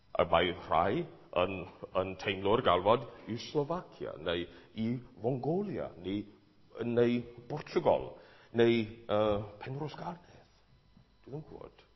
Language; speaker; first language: Welsh; non-native, fluent; English